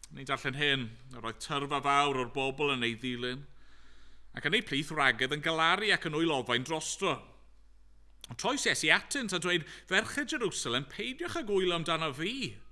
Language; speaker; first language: Welsh; native; Welsh